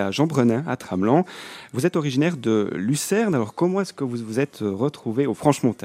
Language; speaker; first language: French; native; French